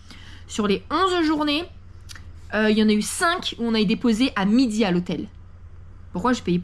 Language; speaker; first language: French; native; French